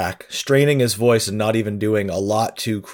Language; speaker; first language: English; native; English